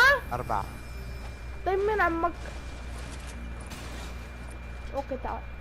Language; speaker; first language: Arabic; native; Arabic